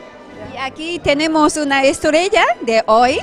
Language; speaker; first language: Spanish; non-native, learner; Japanese